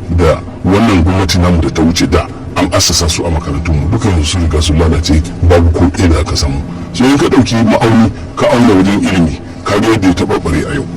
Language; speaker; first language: Hausa; native; Hausa